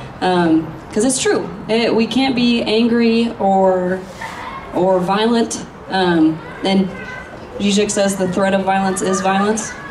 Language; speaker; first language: English; native; English